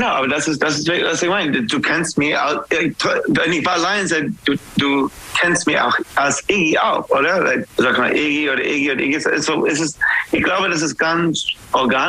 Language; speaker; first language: German; non-native, learner; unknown